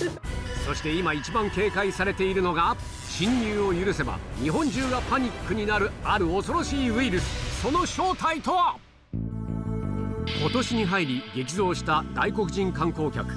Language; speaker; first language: Japanese; native; Japanese